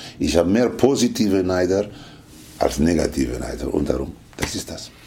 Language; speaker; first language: German; non-native, fluent; Spanish